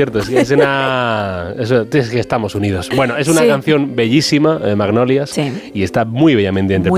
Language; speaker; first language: Spanish; native; Spanish